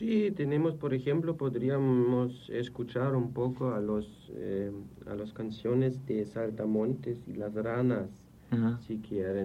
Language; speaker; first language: Spanish; non-native, fluent; German